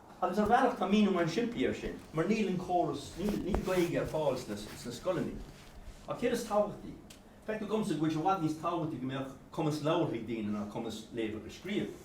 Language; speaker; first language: Irish; non-native, local second language; English